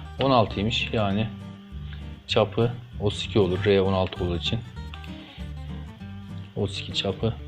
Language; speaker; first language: Turkish; native; Turkish